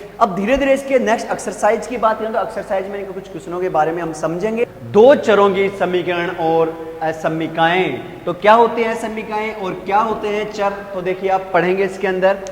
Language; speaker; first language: Hindi; native; Hindi